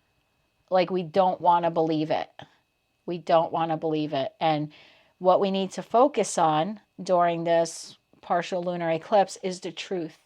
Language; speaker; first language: English; native; English